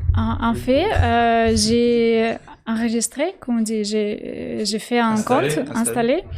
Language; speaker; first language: French; non-native, learner; Russian